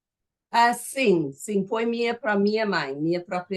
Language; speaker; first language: Portuguese; non-native, fluent; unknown